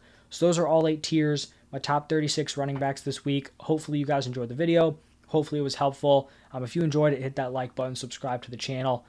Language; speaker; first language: English; native; English